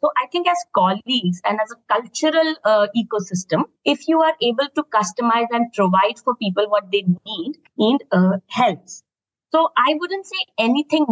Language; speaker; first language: English; non-native, local second language; Hindi